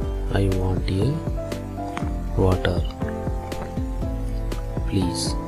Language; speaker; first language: English; non-native, local second language; Telugu